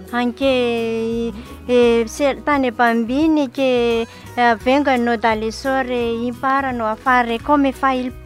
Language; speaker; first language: Italian; non-native, learner; Malagasy